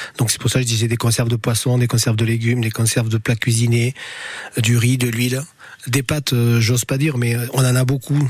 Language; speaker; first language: French; native; French